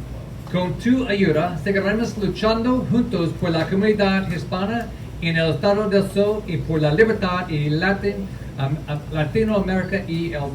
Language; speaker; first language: Spanish; non-native, learner; English